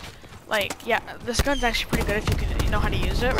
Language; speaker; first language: English; native; English